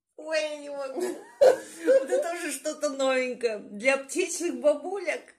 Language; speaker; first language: Russian; native; Russian